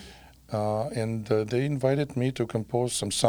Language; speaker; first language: English; non-native, fluent; Russian